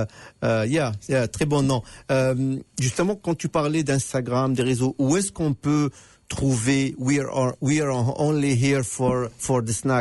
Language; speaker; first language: French; native; French